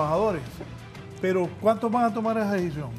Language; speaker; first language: Spanish; native; Spanish